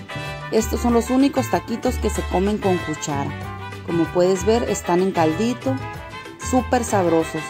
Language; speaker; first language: Spanish; native; Spanish